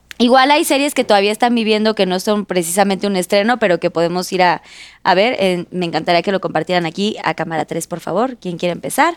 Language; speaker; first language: Spanish; native; Spanish